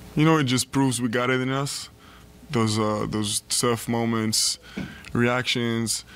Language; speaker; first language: English; non-native, fluent; French